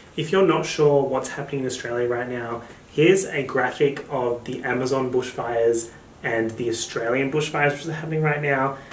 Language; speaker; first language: English; native; English